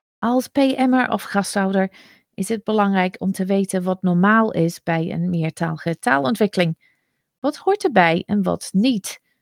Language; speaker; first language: Dutch; non-native, fluent; English